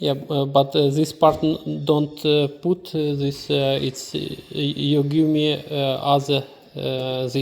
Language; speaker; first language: English; non-native, learner; Ukrainian